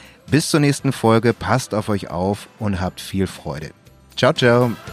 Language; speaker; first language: German; native; German